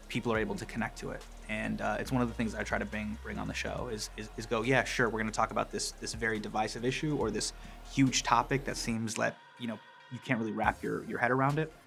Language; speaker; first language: English; native; English